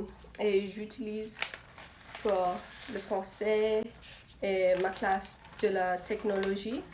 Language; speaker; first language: French; non-native, learner; English